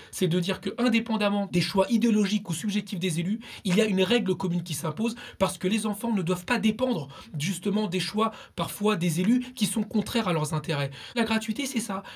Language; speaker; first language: French; early bilingual, other home language; Spanish